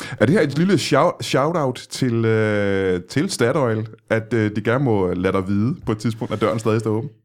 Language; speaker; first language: Danish; native; Danish